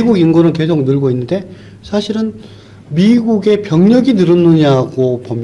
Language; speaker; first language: Korean; native; Korean